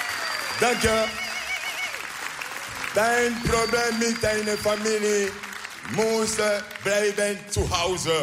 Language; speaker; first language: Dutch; non-native, learner; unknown